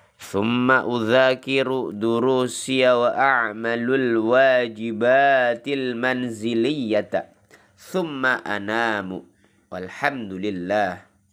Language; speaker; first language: Arabic; non-native, learner; Indonesian